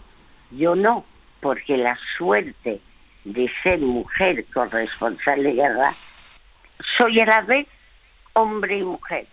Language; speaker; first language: Spanish; early bilingual, other home language; French